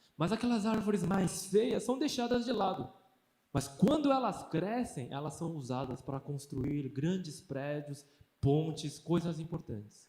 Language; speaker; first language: Portuguese; early bilingual, other home language; Korean